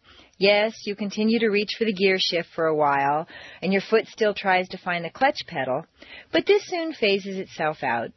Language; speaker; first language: English; native; English